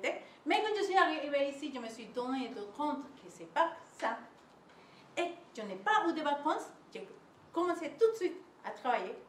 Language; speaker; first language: French; non-native, learner; Spanish